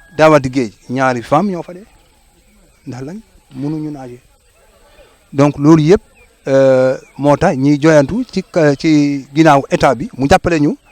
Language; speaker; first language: Wolof; non-native, local second language; Jola-Fonyi